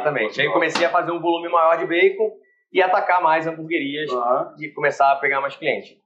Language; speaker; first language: Portuguese; native; Portuguese